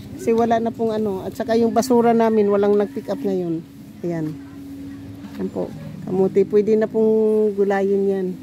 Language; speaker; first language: Filipino; non-native, local second language; Cebuano